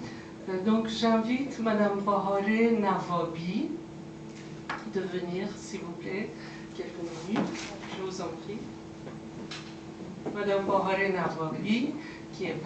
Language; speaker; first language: French; non-native, fluent; Persian